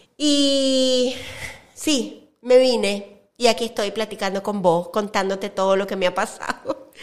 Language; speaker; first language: Spanish; native; Spanish